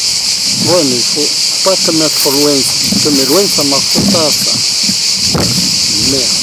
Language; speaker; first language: French; native; French